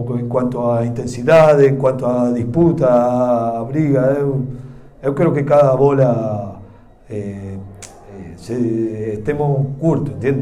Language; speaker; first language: Portuguese; non-native, learner; Spanish